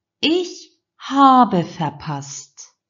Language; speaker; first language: German; non-native, fluent; Turkish